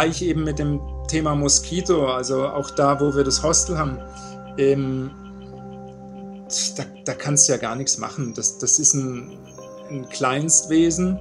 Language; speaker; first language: German; native; German